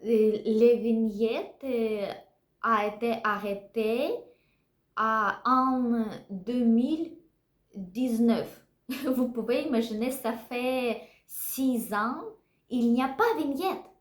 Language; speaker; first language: French; non-native, learner; Russian